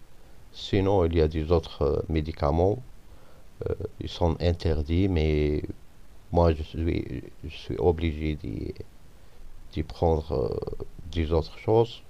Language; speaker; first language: French; non-native, fluent; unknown